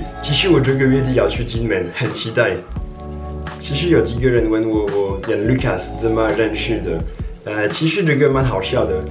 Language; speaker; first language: Chinese; non-native, fluent; French